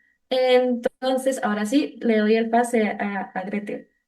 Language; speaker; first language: Spanish; native; Spanish